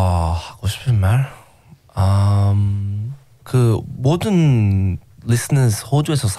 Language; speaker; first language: Korean; non-native, learner; English